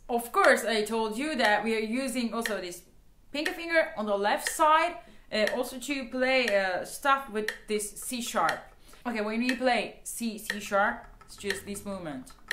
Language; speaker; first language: English; non-native, fluent; Turkish